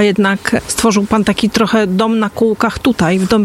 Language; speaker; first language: Polish; native; Polish